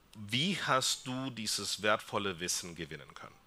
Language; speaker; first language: German; non-native, fluent; Spanish